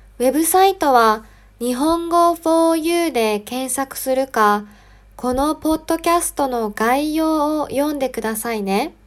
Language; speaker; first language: Japanese; native; Japanese